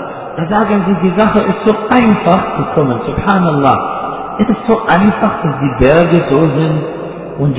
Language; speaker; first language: German; non-native, fluent; Arabic